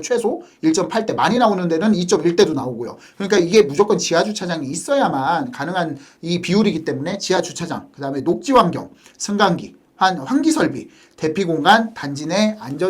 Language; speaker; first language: Korean; native; Korean